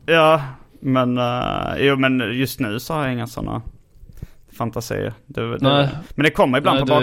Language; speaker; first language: Swedish; native; Swedish